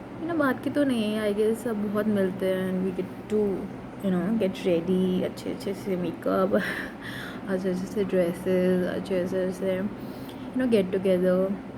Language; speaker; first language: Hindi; non-native, local second language; Nepali